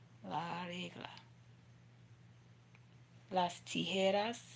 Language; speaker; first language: Spanish; non-native, learner; English